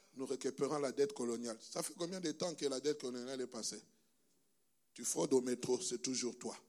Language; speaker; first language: French; non-native, local second language; Luba-Lulua